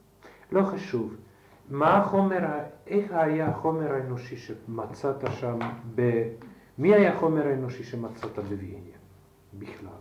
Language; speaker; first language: Hebrew; non-native, fluent; Slovak